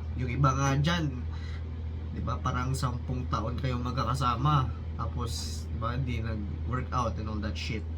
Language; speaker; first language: Filipino; non-native, local second language; Hiligaynon